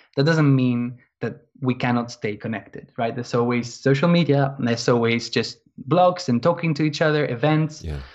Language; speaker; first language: English; non-native, fluent; Spanish